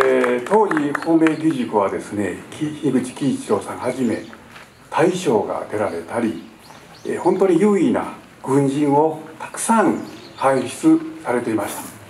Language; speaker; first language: Japanese; native; Japanese